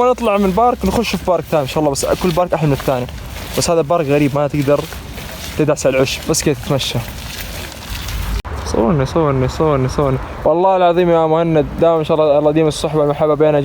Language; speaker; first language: Arabic; native; Arabic